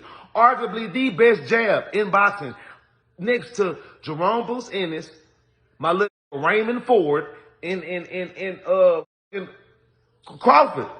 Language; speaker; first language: English; native; English